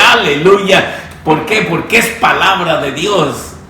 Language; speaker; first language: Spanish; native; Spanish